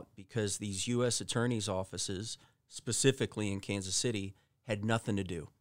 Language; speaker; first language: English; early bilingual, other home language; Italian